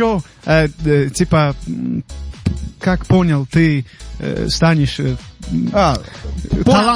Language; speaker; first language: Russian; non-native, local second language; Tajik